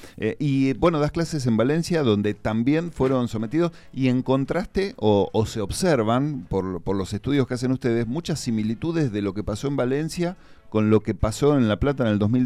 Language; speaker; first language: Spanish; native; Spanish